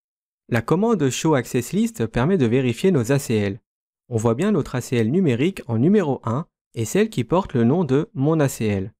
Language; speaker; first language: French; native; French